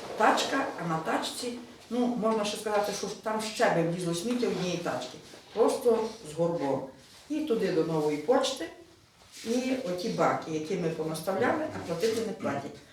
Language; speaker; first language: Ukrainian; native; Ukrainian